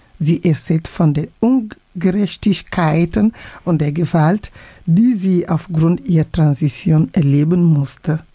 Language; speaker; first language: German; non-native, fluent; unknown